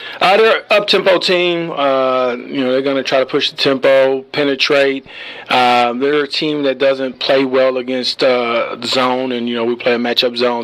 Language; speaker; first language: English; native; English